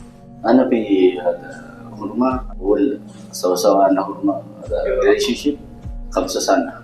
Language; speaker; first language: Arabic; non-native, learner; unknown